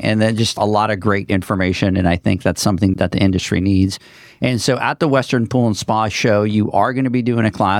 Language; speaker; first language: English; native; English